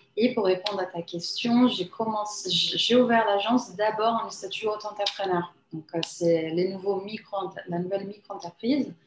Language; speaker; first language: French; non-native, fluent; Portuguese